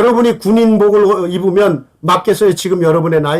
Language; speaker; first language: Korean; native; Korean